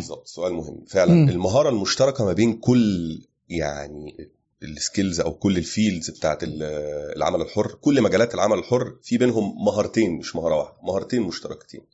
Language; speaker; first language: Arabic; native; Arabic